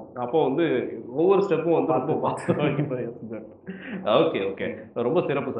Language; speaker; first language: Tamil; native; Tamil